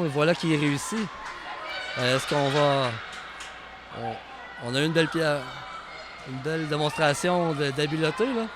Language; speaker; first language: French; native; French